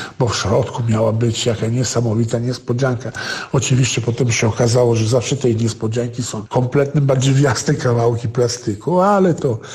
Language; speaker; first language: Polish; non-native, fluent; Italian